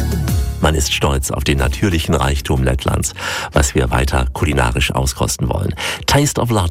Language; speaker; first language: German; native; German